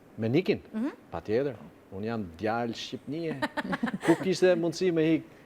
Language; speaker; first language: Albanian; native; Albanian